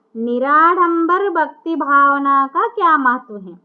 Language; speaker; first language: Hindi; non-native, local second language; Telugu